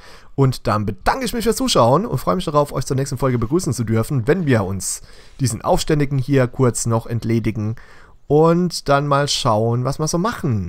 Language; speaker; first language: German; native; German